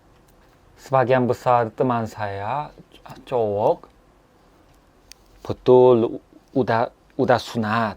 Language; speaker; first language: Indonesian; non-native, fluent; Korean